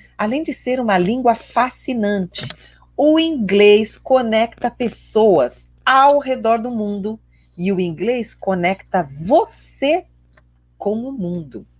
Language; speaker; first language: Portuguese; native; Portuguese